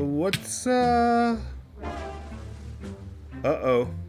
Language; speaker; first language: English; native; English